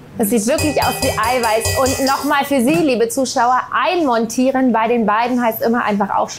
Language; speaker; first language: German; native; German